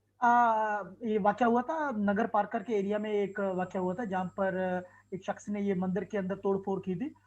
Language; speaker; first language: Urdu; non-native, local second language; Sindhi